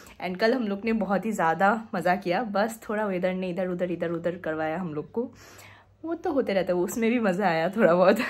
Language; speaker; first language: Hindi; non-native, local second language; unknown